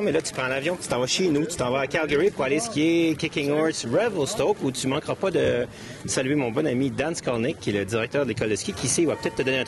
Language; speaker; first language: French; native; French